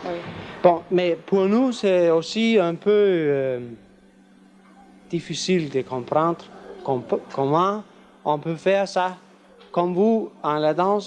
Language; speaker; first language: French; non-native, learner; English